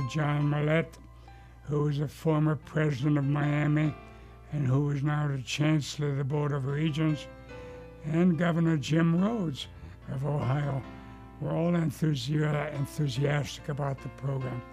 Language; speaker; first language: English; early bilingual, other home language; Luxembourgish